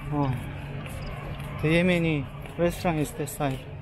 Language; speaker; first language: English; non-native, learner; Korean